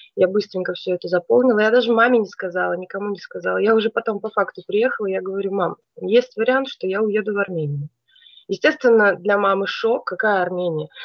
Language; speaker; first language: Russian; native; Russian